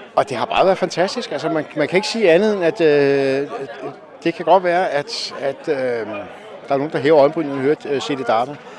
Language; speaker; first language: Danish; native; Danish